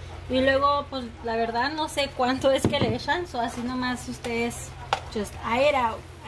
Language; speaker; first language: Spanish; early bilingual, heritage; Spanish